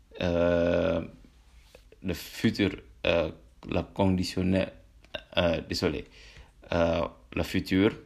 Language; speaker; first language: French; non-native, learner; Indonesian